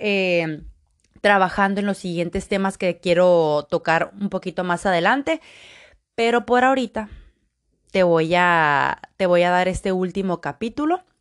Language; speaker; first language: Spanish; native; Spanish